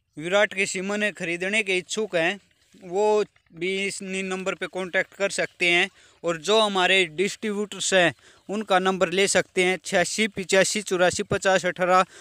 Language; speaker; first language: Hindi; native; Hindi